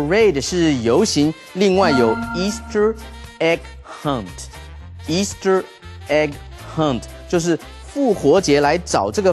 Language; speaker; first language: Chinese; native; Chinese